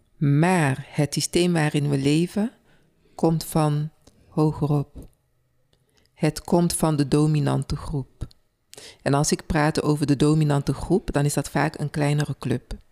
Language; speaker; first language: Dutch; early bilingual, other home language; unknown